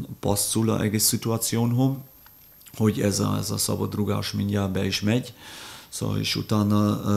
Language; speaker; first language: Hungarian; non-native, fluent; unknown